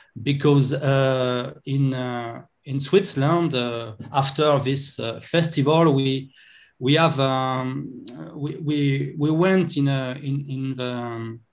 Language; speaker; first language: English; non-native, learner; French